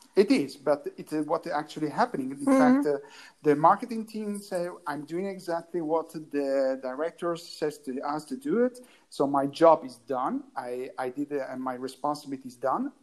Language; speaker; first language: English; non-native, learner; Italian